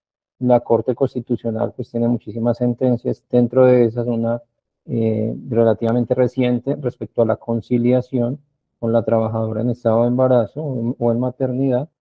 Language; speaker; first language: Spanish; native; Spanish